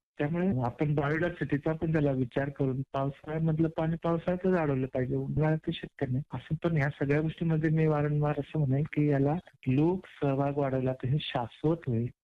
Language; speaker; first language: Marathi; non-native, local second language; Kukna